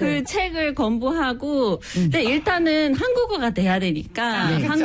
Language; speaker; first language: Korean; non-native, fluent; English